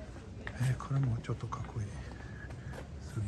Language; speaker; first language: Japanese; non-native, fluent; Swedish